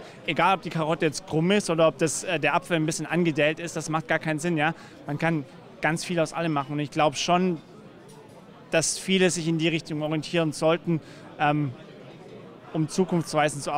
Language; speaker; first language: German; native; German